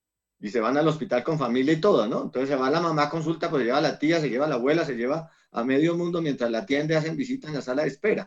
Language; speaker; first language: Spanish; native; Spanish